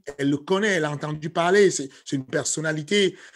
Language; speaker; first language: French; native; French